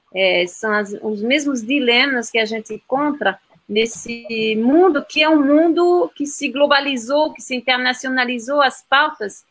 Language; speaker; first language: Portuguese; non-native, fluent; French